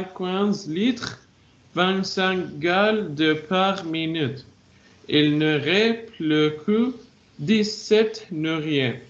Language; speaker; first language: French; non-native, learner; Arabic